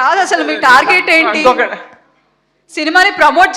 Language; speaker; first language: Telugu; native; Telugu